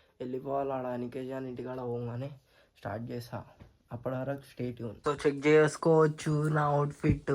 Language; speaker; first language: Telugu; non-native, local second language; Marathi